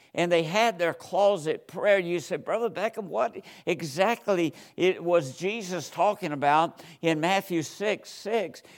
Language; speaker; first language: English; native; English